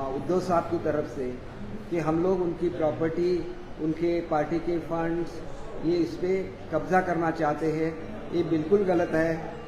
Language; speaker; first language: Hindi; non-native, local second language; Marathi